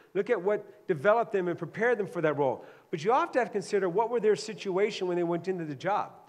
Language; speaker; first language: English; native; English